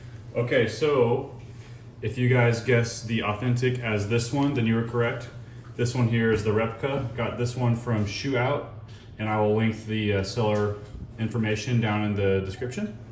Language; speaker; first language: English; native; English